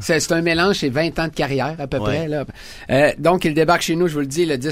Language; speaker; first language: French; native; French